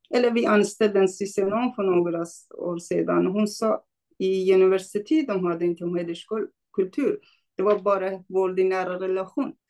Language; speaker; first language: Swedish; non-native, fluent; Kurdish